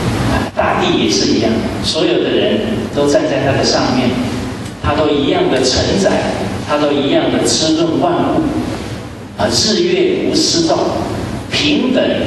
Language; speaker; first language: Chinese; native; Chinese